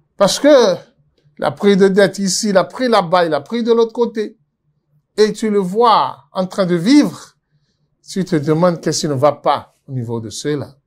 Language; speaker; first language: French; non-native, local second language; Yoruba